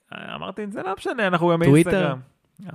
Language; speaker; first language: Hebrew; native; Hebrew